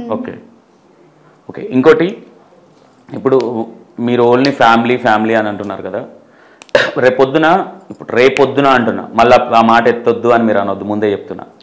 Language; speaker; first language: Telugu; native; Telugu